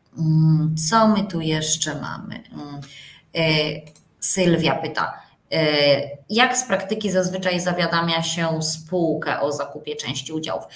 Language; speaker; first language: Polish; native; Polish